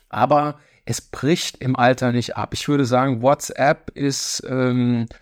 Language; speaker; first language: German; native; German